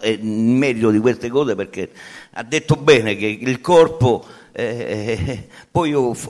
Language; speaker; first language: Italian; native; Italian